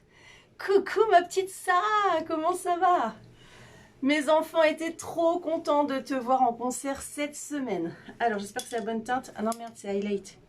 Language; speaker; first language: French; native; French